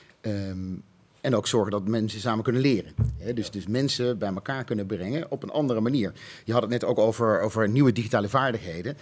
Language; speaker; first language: Dutch; native; Dutch